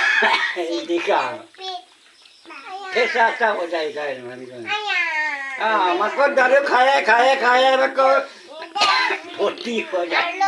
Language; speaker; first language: Hindi; non-native, local second language; Karbi